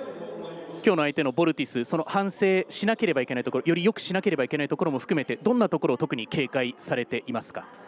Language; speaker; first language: Japanese; native; Japanese